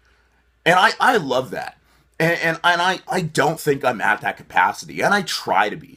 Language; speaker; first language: English; native; English